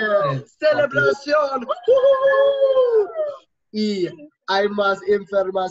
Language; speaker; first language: Spanish; non-native, learner; English